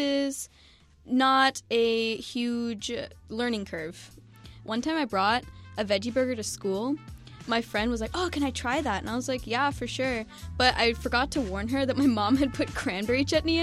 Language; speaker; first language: English; native; English